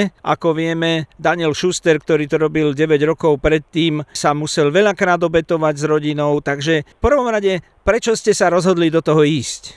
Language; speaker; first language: Slovak; native; Slovak